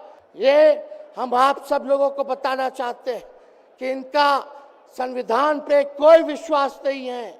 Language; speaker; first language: Hindi; native; Hindi